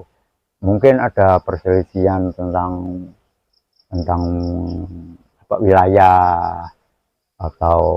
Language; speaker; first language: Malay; non-native, local second language; Javanese